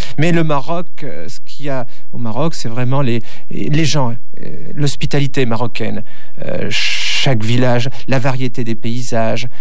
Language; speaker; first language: French; native; French